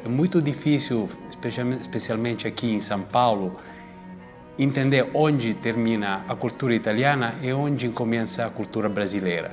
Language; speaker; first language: Portuguese; non-native, fluent; Italian